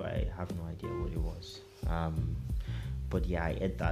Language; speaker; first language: English; non-native, local second language; Yoruba